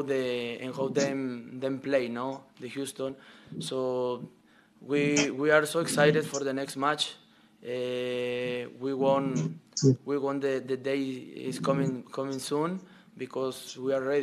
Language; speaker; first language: English; non-native, learner; Spanish